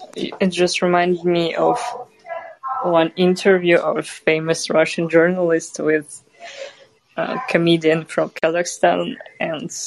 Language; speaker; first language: English; non-native, fluent; Russian